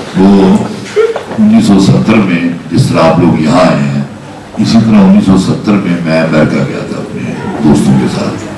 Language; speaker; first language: Urdu; non-native, local second language; Punjabi